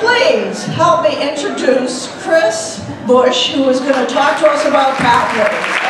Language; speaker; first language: English; native; English